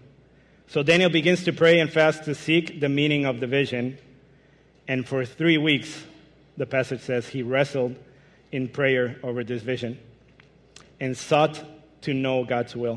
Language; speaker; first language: English; non-native, fluent; Spanish